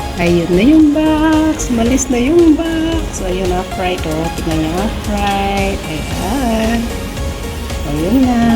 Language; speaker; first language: Filipino; native; Filipino